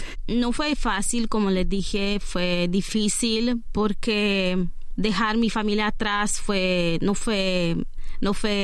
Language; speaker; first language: Spanish; non-native, learner; Romanian